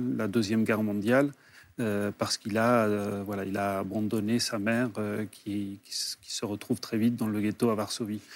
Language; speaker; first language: French; early bilingual, other home language; Spanish